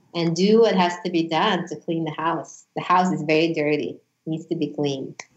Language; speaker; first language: English; non-native, fluent; Russian